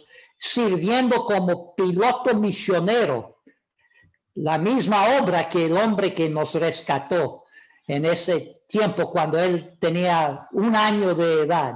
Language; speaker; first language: Spanish; non-native, fluent; English